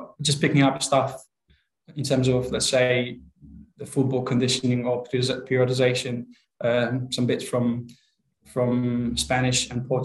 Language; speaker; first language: English; non-native, fluent; Polish